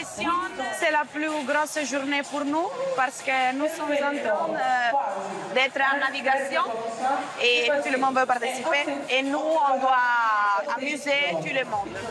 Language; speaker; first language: French; non-native, fluent; Italian